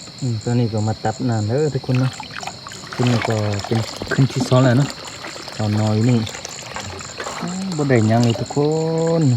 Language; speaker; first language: Thai; non-native, local second language; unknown